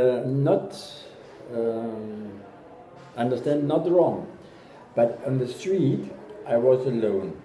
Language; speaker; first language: English; non-native, learner; German